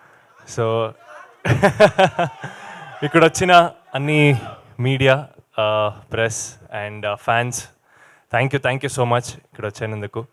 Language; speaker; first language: Telugu; non-native, learner; Kannada